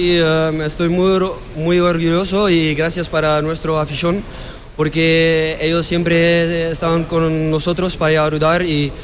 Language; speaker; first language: Spanish; non-native, learner; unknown